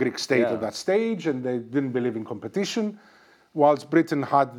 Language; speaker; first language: English; non-native, fluent; Greek